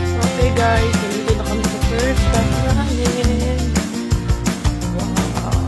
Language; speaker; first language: Filipino; native; Filipino